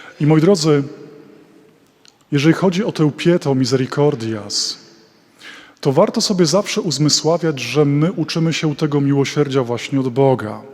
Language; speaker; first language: Polish; native; Polish